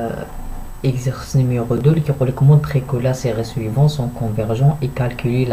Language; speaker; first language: Arabic; native; Arabic